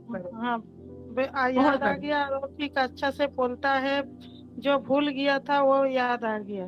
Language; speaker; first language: Hindi; non-native, local second language; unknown